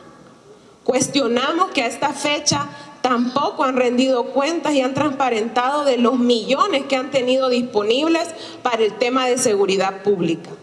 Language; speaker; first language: Spanish; native; Spanish